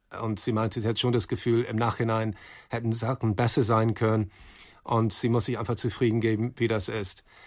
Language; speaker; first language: German; non-native, fluent; English